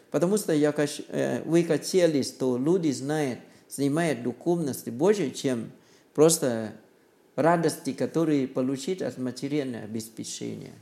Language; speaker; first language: Russian; non-native, learner; Thai